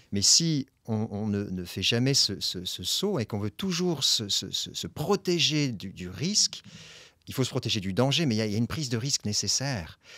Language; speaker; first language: French; native; French